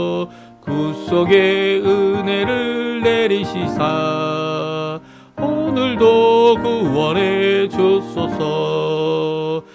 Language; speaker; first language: Korean; native; Korean